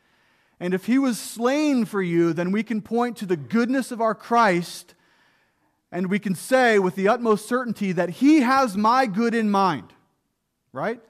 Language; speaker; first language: English; native; English